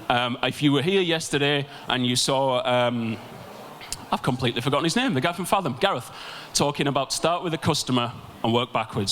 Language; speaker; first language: English; native; English